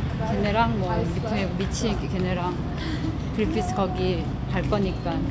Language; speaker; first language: Korean; native; Korean